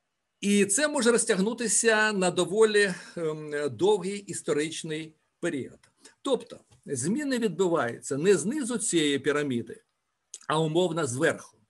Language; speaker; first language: Ukrainian; native; Ukrainian